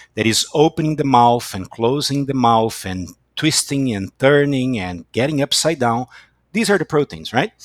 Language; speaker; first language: English; non-native, fluent; Portuguese